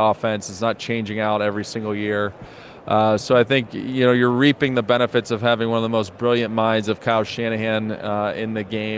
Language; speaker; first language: English; native; English